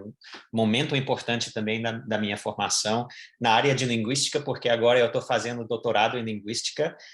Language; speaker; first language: Portuguese; non-native, fluent; English